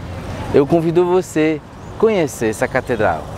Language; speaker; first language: Portuguese; non-native, fluent; French